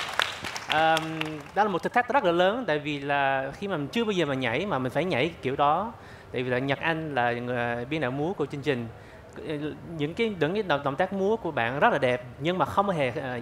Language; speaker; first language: Vietnamese; native; Vietnamese